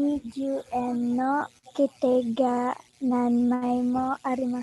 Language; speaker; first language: Japanese; non-native, learner; Filipino